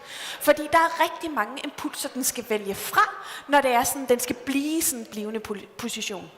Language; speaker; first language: Danish; native; Danish